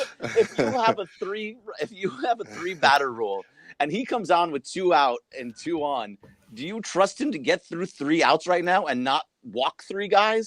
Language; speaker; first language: English; native; English